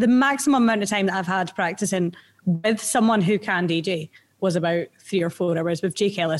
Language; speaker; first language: English; native; English